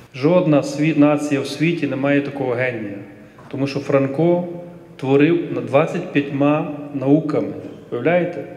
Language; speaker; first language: Ukrainian; native; Ukrainian